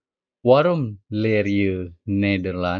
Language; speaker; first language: Dutch; non-native, learner; Indonesian